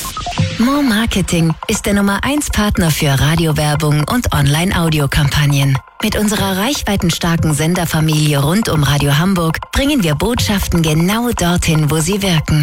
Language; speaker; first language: German; native; German